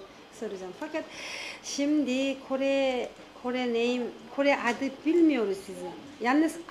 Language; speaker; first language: Turkish; non-native, learner; Korean